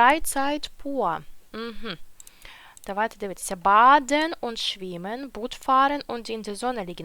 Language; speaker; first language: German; non-native, fluent; Ukrainian